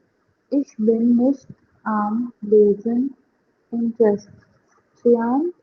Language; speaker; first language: German; non-native, learner; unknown